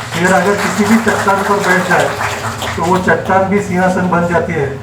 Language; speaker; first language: Hindi; non-native, local second language; Marathi